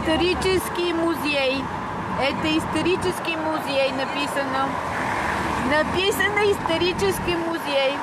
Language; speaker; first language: Russian; non-native, learner; Bulgarian